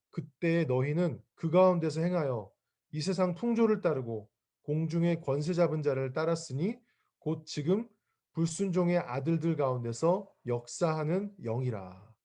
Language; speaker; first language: Korean; native; Korean